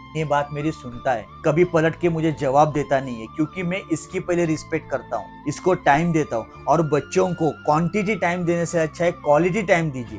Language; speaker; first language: Hindi; non-native, local second language; Marathi